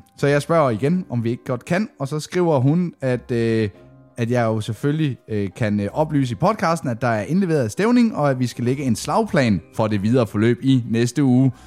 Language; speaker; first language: Danish; native; Danish